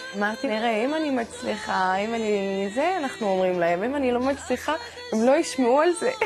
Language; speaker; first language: Hebrew; non-native, local second language; Arabic